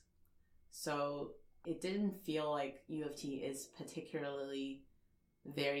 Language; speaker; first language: English; non-native, fluent; Chinese